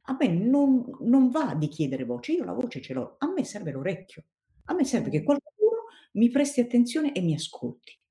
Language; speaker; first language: Italian; non-native, fluent; Tigrinya